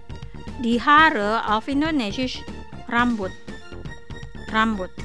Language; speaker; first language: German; non-native, fluent; Indonesian